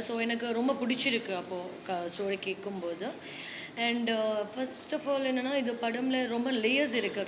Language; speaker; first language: Tamil; non-native, learner; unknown